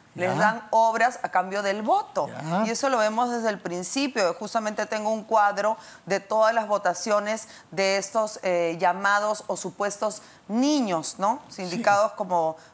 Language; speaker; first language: Spanish; native; Spanish